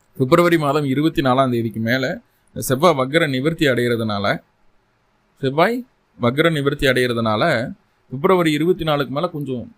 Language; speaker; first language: Tamil; native; Tamil